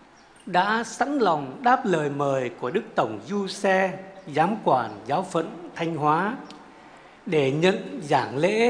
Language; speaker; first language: Vietnamese; native; Vietnamese